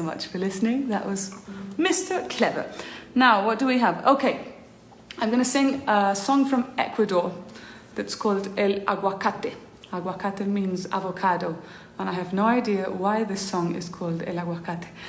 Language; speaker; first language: English; early bilingual, heritage; English